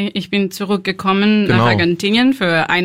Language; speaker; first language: German; non-native, learner; Spanish